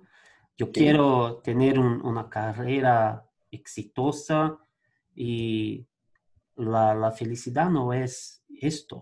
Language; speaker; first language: Spanish; non-native, learner; Portuguese